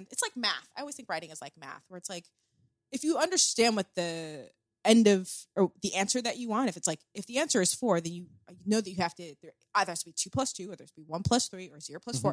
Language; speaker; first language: English; native; English